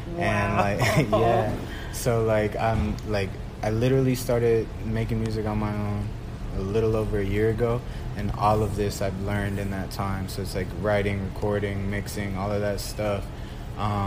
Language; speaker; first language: English; early bilingual, other home language; Spanish